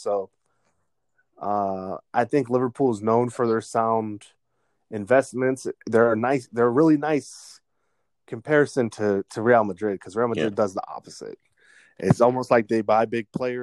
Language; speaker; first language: English; native; English